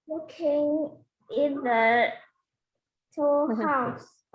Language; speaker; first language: English; non-native, learner; Vietnamese